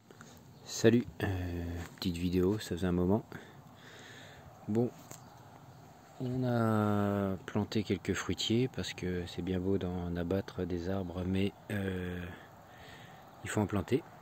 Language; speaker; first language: French; native; French